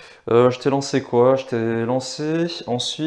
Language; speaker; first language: French; native; French